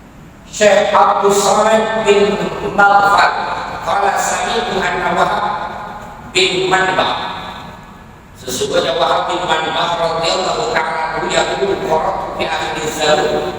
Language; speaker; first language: Indonesian; non-native, local second language; Sundanese